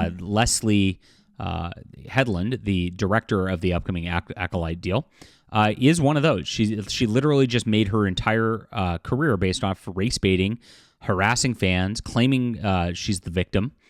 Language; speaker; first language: English; native; English